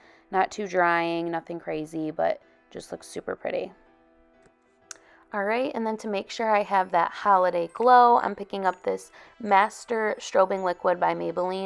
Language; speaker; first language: English; native; English